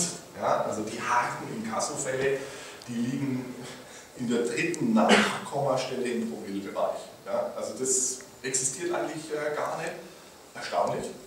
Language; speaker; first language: German; native; German